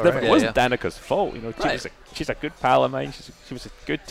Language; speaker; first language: English; native; English